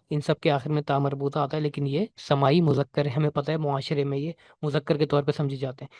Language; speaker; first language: Urdu; native; Urdu